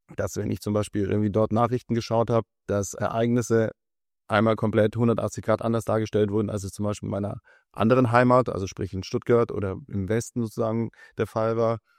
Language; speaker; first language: German; early bilingual, other home language; Russian